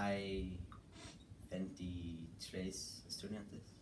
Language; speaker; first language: Spanish; non-native, learner; English